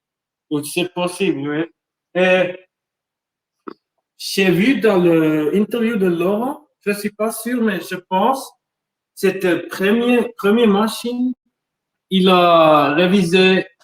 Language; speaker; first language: French; non-native, learner; German